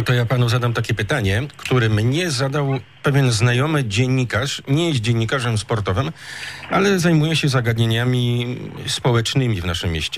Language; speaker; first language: Polish; native; Polish